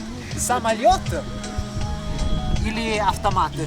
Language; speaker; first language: Russian; non-native, learner; Italian